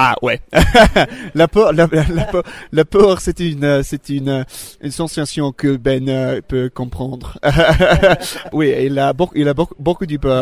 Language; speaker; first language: French; non-native, learner; English